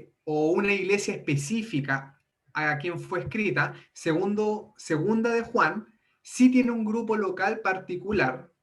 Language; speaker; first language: Spanish; native; Spanish